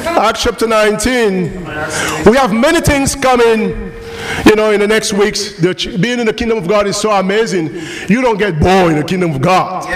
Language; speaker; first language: English; non-native, local second language; French